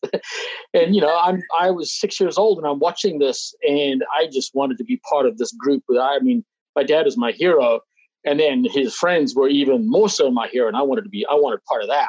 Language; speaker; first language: English; native; English